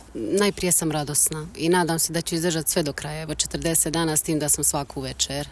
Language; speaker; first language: Croatian; native; Croatian